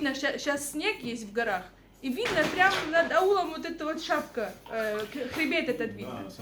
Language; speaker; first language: Russian; native; Russian